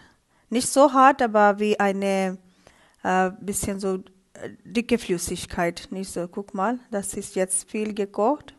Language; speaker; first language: German; non-native, learner; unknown